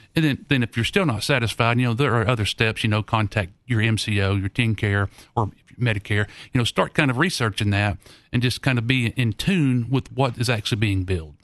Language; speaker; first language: English; native; English